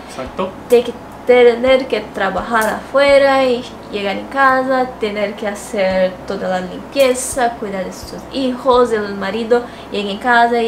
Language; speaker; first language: Spanish; non-native, fluent; Portuguese